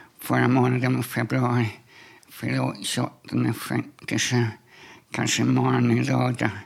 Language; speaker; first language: Swedish; non-native, learner; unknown